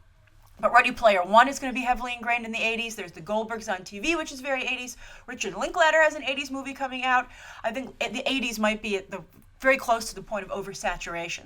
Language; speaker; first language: English; native; English